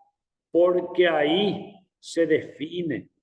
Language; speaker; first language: Spanish; native; Spanish